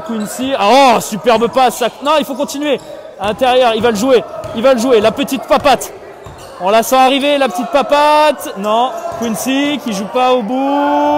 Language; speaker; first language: French; native; French